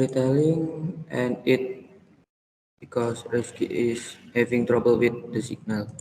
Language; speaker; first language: English; non-native, learner; Indonesian